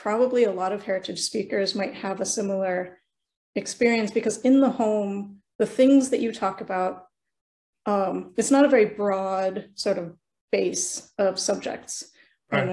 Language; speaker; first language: English; early bilingual, other home language; Norwegian